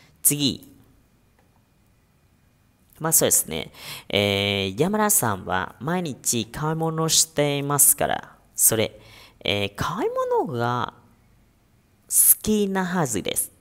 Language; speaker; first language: Japanese; non-native, fluent; Vietnamese